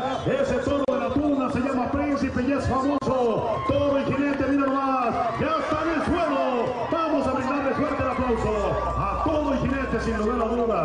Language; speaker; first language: Spanish; native; Spanish